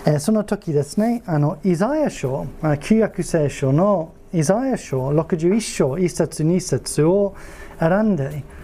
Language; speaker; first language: Japanese; non-native, fluent; English